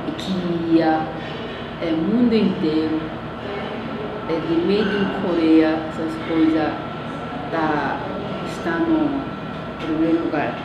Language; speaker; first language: Portuguese; non-native, learner; Korean